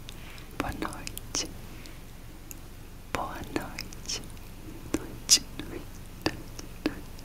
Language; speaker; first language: Portuguese; non-native, learner; Turkish